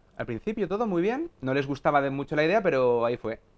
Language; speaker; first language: Spanish; native; Spanish